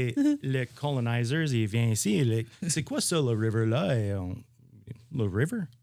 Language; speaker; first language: French; non-native, learner; English